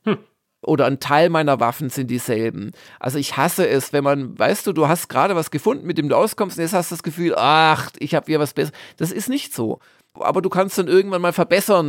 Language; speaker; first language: German; native; German